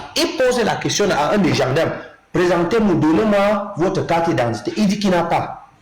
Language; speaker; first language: French; non-native, local second language; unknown